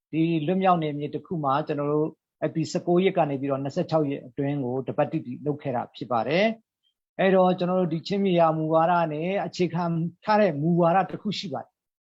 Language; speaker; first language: Burmese; non-native, local second language; Hakha Chin